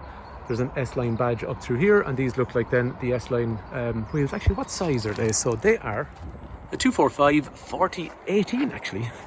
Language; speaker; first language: English; native; English